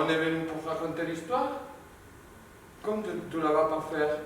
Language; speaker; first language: French; non-native, learner; Spanish